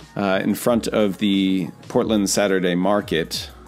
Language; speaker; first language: English; native; English